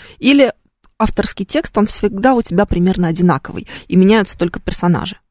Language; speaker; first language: Russian; native; Russian